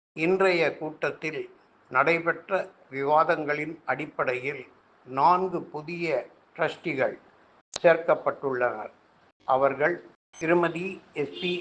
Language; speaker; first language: Tamil; non-native, local second language; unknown